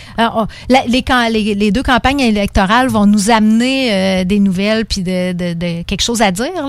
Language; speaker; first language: French; native; French